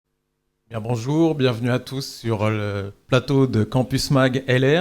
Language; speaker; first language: French; native; French